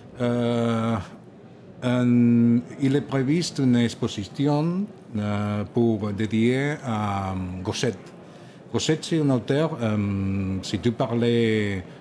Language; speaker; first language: French; non-native, learner; Catalan